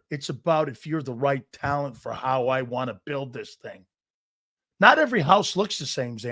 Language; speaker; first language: English; native; English